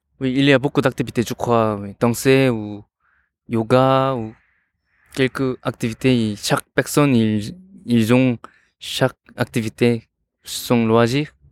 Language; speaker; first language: French; non-native, learner; Korean